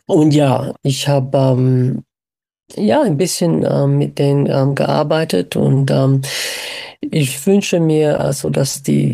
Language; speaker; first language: German; non-native, fluent; English